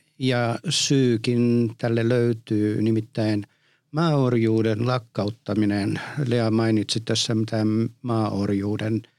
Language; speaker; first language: Finnish; early bilingual, heritage; Finnish